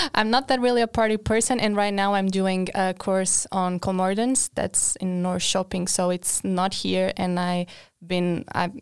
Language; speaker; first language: English; non-native, fluent; Portuguese